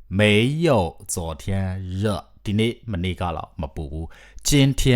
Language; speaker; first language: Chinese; non-native, fluent; Burmese